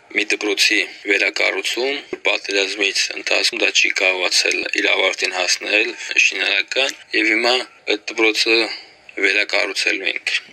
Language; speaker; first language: Armenian; early bilingual, heritage; Armenian